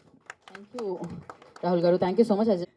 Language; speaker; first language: Telugu; native; Telugu